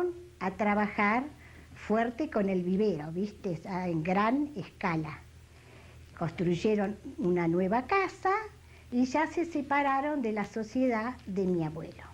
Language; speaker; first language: Spanish; native; Spanish